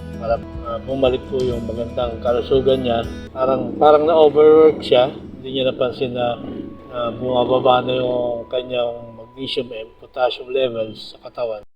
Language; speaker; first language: Filipino; non-native, local second language; Bikol